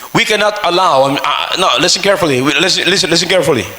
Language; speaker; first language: English; non-native, local second language; Filipino